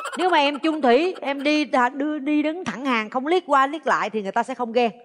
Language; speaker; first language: Vietnamese; native; Vietnamese